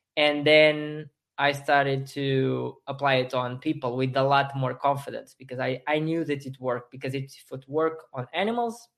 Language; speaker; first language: English; non-native, fluent; Portuguese